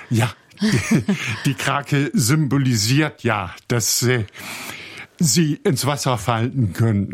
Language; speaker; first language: German; native; German